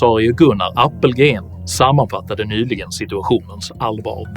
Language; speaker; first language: Swedish; native; Swedish